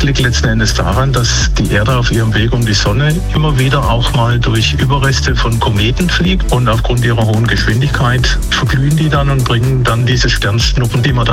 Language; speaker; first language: German; native; German